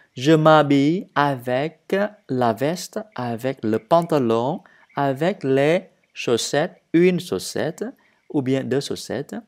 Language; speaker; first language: French; non-native, fluent; Vietnamese